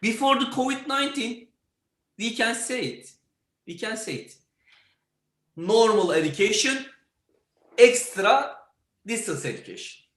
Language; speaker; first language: English; non-native, learner; Turkish